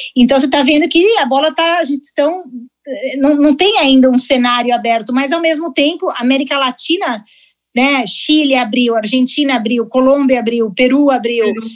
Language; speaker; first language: Portuguese; early bilingual, heritage; Portuguese